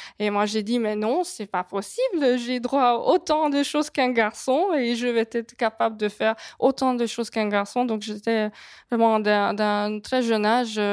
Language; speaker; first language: French; non-native, fluent; Hungarian